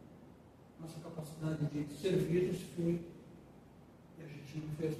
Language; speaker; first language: Portuguese; native; Portuguese